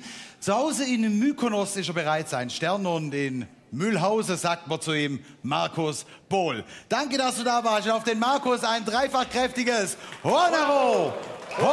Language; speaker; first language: German; native; German